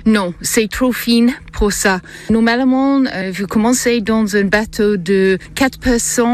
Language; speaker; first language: French; non-native, learner; English